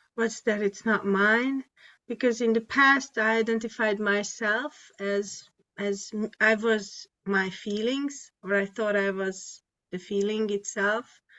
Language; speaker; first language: English; non-native, fluent; Hungarian